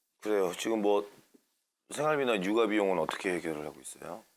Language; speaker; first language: Korean; native; Korean